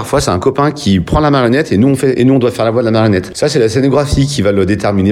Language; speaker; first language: French; native; French